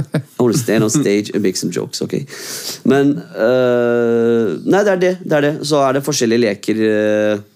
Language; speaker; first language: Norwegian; early bilingual, other home language; Kurdish